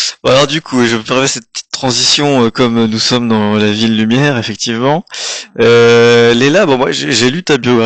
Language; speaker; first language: French; native; French